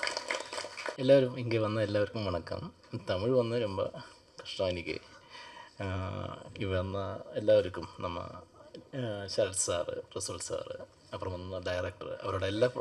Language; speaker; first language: Tamil; non-native, learner; Malayalam